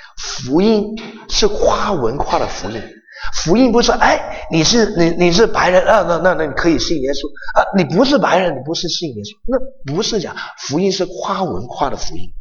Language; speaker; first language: Chinese; non-native, local second language; Cantonese